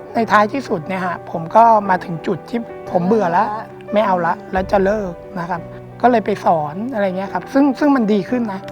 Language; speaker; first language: Thai; native; Thai